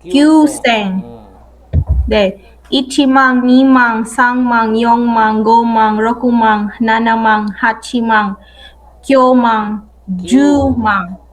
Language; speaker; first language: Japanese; non-native, learner; Cebuano